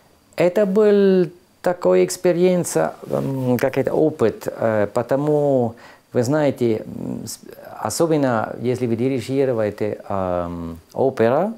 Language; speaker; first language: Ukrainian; non-native, learner; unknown